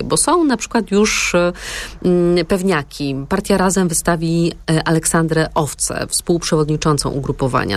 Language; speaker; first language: Polish; native; Polish